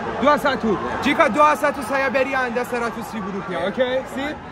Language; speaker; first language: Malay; non-native, learner; English